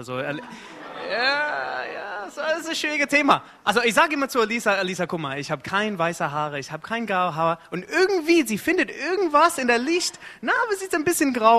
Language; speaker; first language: German; non-native, fluent; Arabic